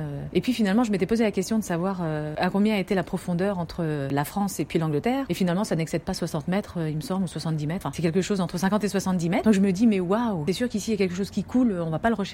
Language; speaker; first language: French; native; French